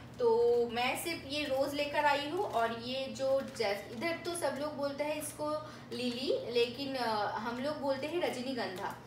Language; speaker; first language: Hindi; non-native, local second language; Bangla